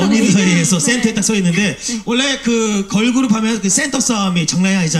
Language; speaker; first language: Korean; native; Korean